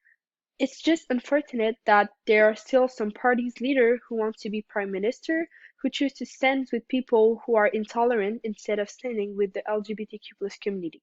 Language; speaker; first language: English; non-native, local second language; French